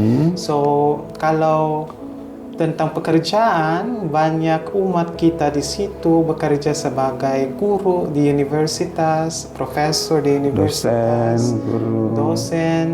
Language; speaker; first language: Indonesian; non-native, fluent; Hiligaynon